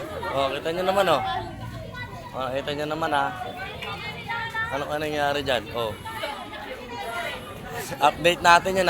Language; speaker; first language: Filipino; native; Filipino